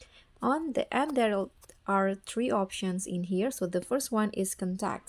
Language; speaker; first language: English; non-native, fluent; Indonesian